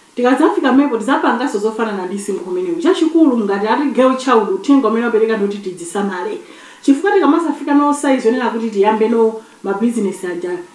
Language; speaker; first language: Nyanja; native; Nyanja